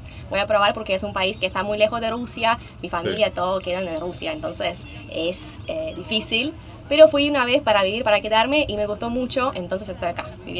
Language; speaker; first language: Spanish; non-native, fluent; Russian